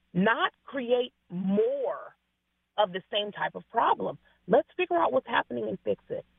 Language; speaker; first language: English; native; English